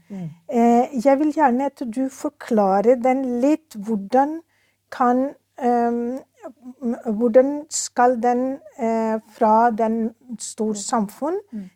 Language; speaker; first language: Norwegian; non-native, fluent; Urdu